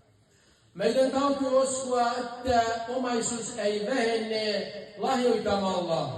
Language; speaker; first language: Finnish; non-native, fluent; Arabic